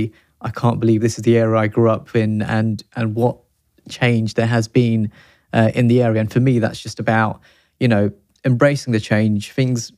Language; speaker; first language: English; native; English